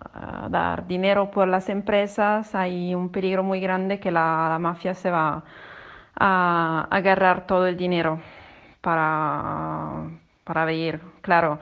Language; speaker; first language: Spanish; non-native, fluent; Italian